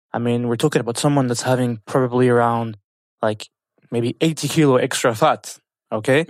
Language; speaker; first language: English; non-native, fluent; French